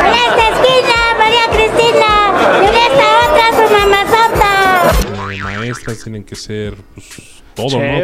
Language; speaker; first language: Spanish; native; Spanish